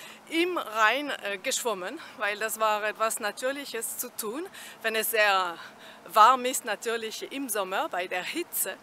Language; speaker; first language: German; non-native, fluent; French